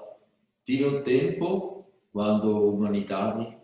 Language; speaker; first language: Portuguese; non-native, fluent; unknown